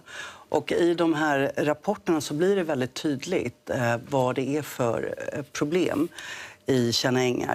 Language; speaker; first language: Swedish; native; Swedish